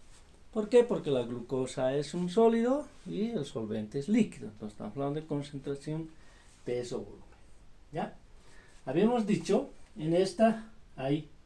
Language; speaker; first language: Spanish; native; Spanish